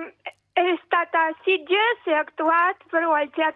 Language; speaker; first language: Catalan; non-native, fluent; Russian